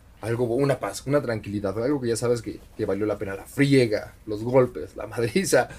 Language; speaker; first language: Spanish; native; Spanish